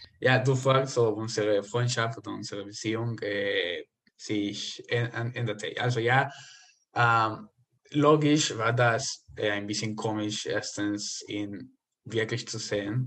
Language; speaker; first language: German; non-native, learner; Spanish